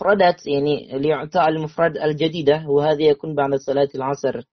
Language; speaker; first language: Arabic; non-native, learner; Indonesian